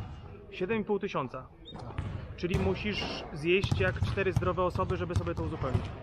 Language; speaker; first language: Polish; native; Polish